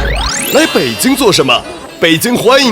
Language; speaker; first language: Chinese; native; Chinese